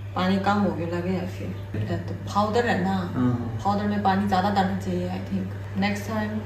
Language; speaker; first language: Hindi; non-native, learner; Korean